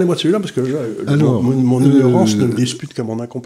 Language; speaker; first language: French; native; French